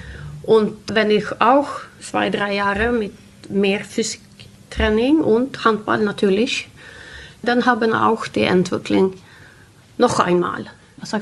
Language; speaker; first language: German; non-native, learner; Swedish